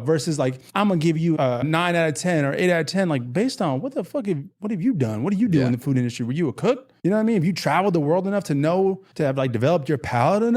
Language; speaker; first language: English; native; English